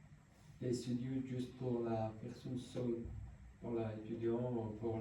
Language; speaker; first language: French; non-native, learner; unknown